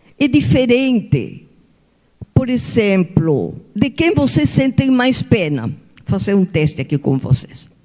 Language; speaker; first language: Portuguese; non-native, fluent; Spanish